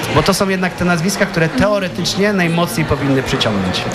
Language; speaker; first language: Polish; native; Polish